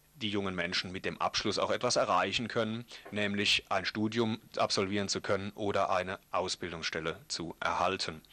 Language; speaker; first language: German; native; German